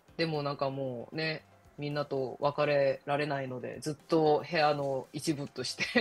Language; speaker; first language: Japanese; non-native, fluent; Korean